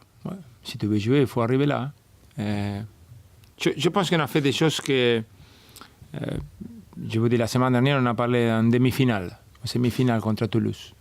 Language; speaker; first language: French; non-native, fluent; Spanish